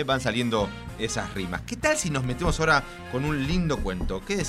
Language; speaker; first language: Spanish; native; Spanish